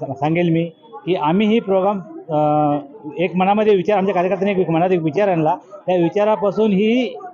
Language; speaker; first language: Marathi; native; Marathi